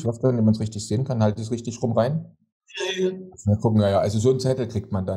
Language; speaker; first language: German; native; German